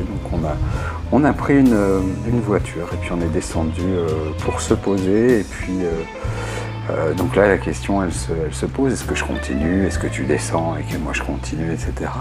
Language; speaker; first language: French; native; French